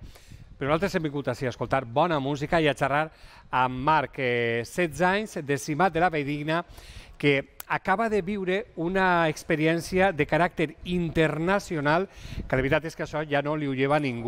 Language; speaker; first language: Catalan; native; Catalan